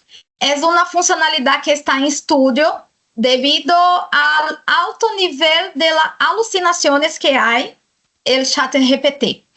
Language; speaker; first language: Spanish; non-native, fluent; Portuguese